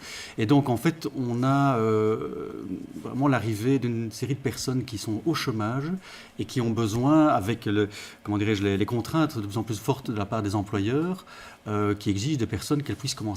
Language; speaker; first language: French; native; French